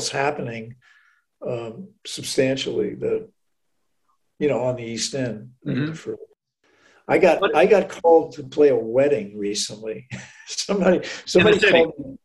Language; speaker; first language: English; native; English